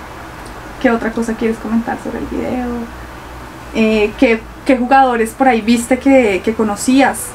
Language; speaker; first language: Spanish; native; Spanish